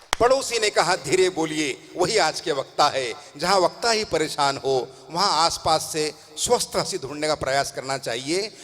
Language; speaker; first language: Hindi; non-native, local second language; Tamil